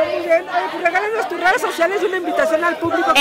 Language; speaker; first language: Spanish; native; Spanish